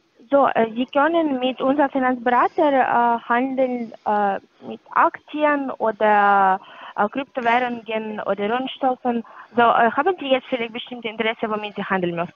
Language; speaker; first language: German; non-native, learner; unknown